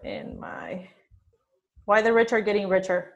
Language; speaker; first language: English; non-native, fluent; Spanish